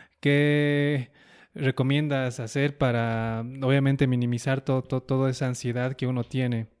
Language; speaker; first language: Spanish; native; Spanish